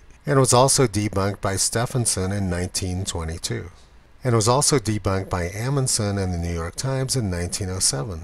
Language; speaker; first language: English; native; English